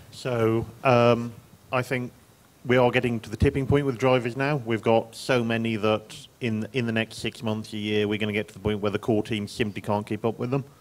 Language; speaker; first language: English; native; English